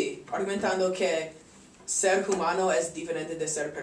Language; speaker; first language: Spanish; non-native, learner; English